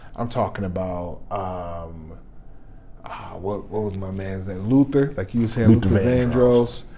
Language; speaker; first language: English; native; English